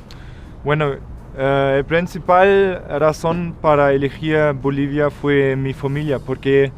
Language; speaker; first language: Spanish; non-native, fluent; German